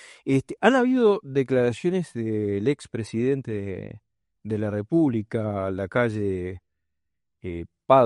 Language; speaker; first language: Spanish; native; Spanish